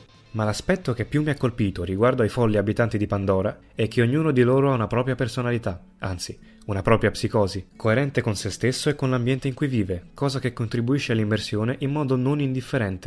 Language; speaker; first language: Italian; native; Italian